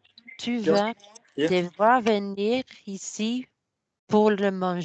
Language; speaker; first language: French; non-native, learner; English